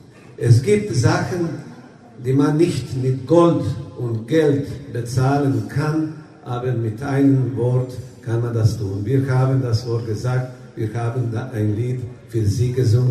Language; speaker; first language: German; non-native, fluent; Croatian